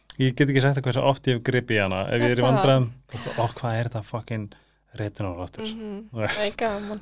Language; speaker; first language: Icelandic; native; Icelandic